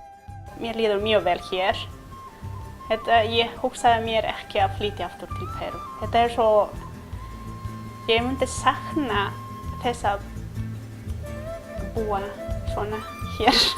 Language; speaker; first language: Icelandic; non-native, fluent; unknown